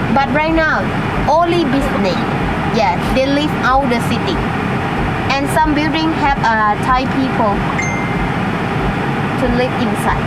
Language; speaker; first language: English; non-native, learner; Thai